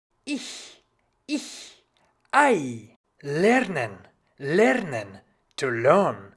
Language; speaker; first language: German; non-native, fluent; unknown